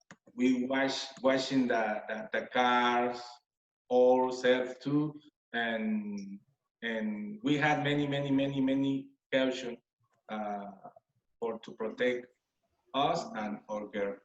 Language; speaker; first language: English; non-native, learner; Spanish